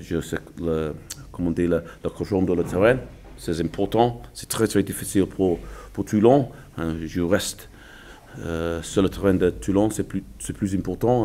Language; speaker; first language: French; non-native, learner; English